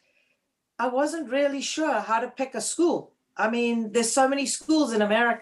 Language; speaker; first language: English; native; English